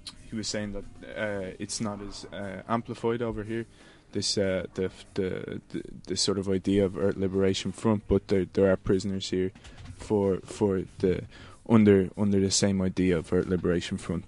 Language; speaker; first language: English; native; English